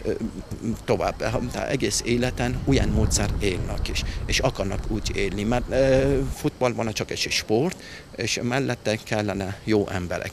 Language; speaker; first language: Hungarian; non-native, learner; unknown